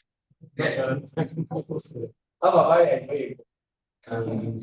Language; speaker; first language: English; non-native, learner; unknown